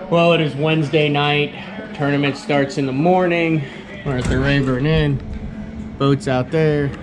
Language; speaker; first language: English; native; English